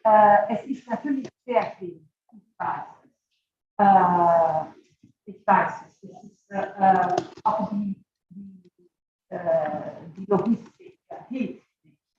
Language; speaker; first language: German; non-native, fluent; Italian